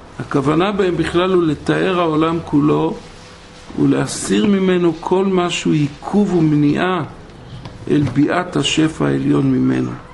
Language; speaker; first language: Hebrew; native; Hebrew